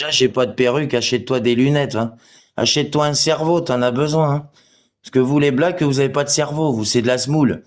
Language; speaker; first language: French; native; French